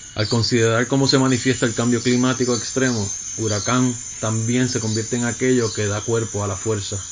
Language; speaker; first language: Spanish; native; Spanish